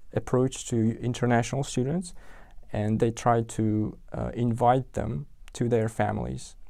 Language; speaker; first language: English; non-native, fluent; Uzbek